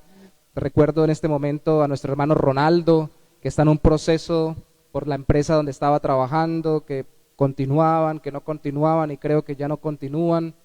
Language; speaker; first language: Spanish; native; Spanish